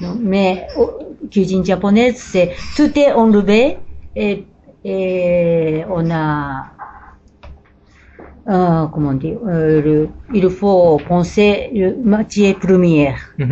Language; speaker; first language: French; non-native, learner; Japanese